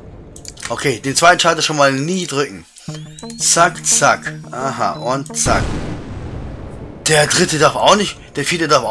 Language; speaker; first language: German; native; German